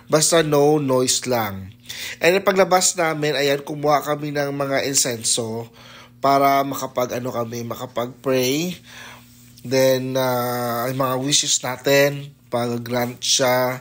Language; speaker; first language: Filipino; non-native, local second language; Hiligaynon